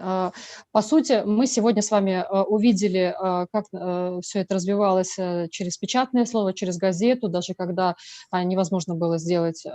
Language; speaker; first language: Russian; native; Russian